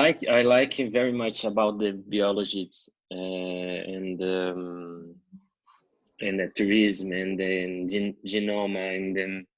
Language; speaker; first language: English; non-native, learner; Portuguese